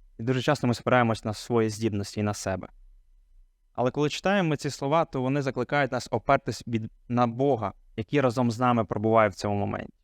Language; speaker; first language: Ukrainian; non-native, local second language; Hungarian